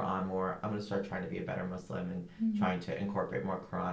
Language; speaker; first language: English; native; English